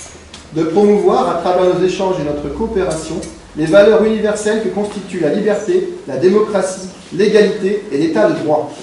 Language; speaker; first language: French; native; French